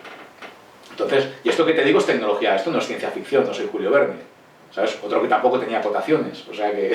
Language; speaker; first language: Spanish; native; Spanish